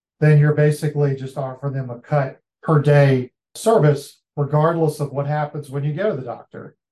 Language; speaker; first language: English; native; English